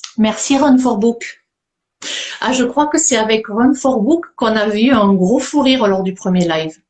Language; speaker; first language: French; native; French